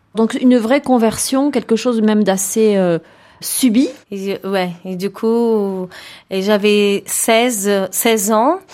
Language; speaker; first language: French; non-native, fluent; Portuguese